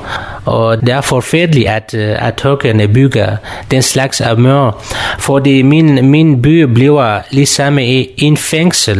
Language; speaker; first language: Danish; non-native, learner; Kurdish